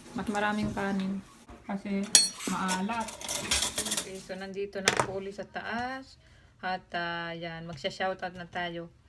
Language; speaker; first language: Filipino; native; Filipino